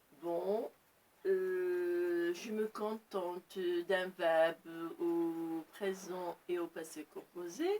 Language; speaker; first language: French; non-native, local second language; Arabic